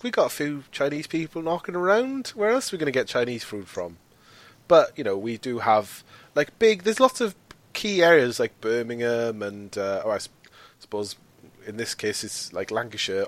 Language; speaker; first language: English; native; English